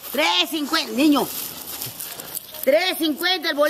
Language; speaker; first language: Spanish; native; Spanish